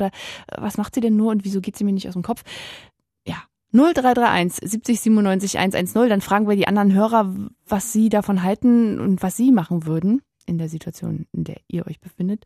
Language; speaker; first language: German; native; German